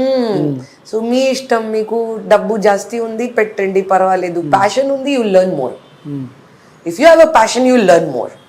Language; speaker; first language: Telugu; non-native, learner; Hindi